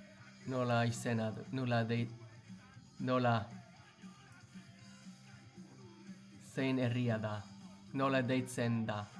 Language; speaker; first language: Basque; non-native, learner; English